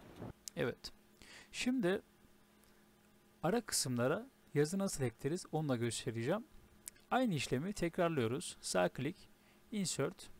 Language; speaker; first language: Turkish; native; Turkish